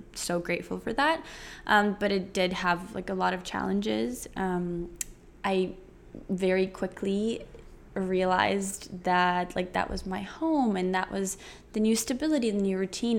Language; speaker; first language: English; early bilingual, other home language; Ukrainian